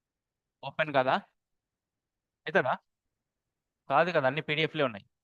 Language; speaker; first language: Telugu; native; Telugu